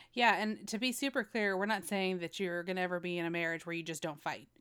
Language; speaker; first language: English; early bilingual, other home language; Spanish